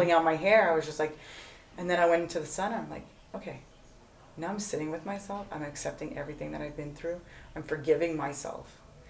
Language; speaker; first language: English; native; English